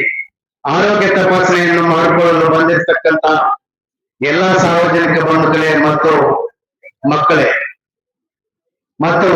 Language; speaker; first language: Kannada; native; Kannada